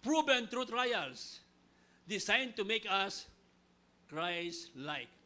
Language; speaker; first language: English; non-native, local second language; Filipino